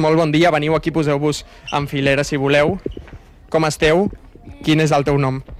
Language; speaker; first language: Catalan; native; Catalan